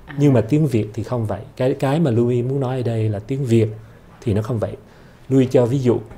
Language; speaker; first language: Vietnamese; early bilingual, heritage; Vietnamese